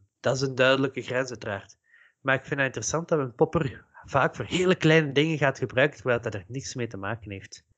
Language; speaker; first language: Dutch; native; Dutch